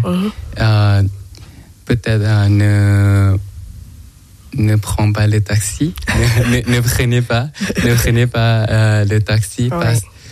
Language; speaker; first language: French; non-native, learner; Thai